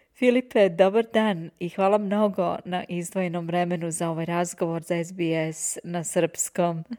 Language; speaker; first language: Serbian; native; Serbian